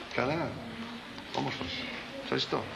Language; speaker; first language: Greek; non-native, learner; English